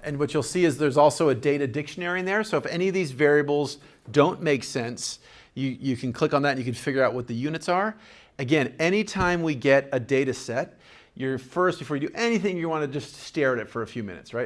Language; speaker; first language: English; native; English